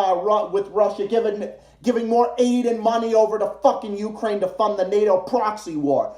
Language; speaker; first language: English; native; English